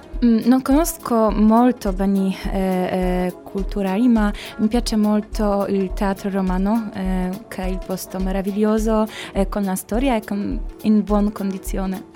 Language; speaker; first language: Italian; non-native, learner; Polish